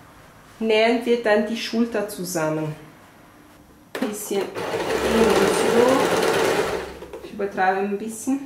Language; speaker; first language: German; non-native, fluent; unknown